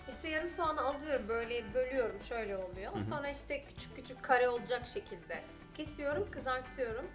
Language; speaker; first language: Turkish; non-native, fluent; Arabic